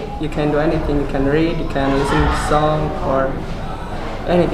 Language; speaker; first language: English; non-native, learner; Indonesian